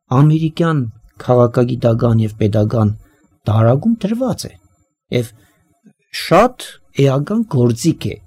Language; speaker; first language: Armenian; native; Armenian